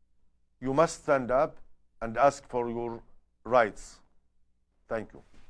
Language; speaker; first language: English; non-native, learner; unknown